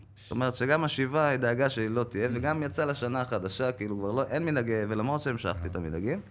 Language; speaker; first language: Hebrew; native; Hebrew